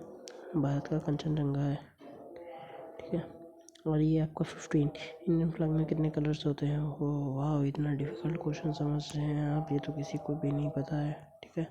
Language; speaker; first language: Hindi; native; Hindi